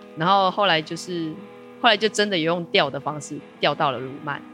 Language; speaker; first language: Chinese; native; Chinese